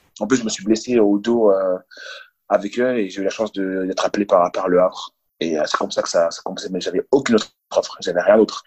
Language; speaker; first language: French; early bilingual, other home language; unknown